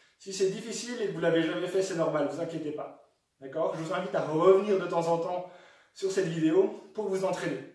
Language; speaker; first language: French; native; French